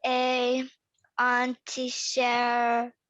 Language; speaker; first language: French; non-native, learner; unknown